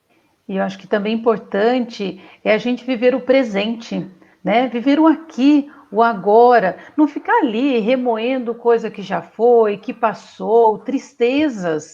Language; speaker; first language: Portuguese; native; Portuguese